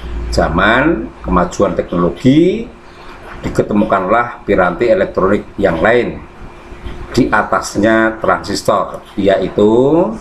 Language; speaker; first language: Indonesian; native; Indonesian